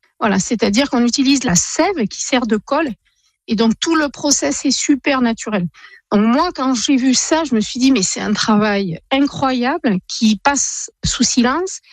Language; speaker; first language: French; native; French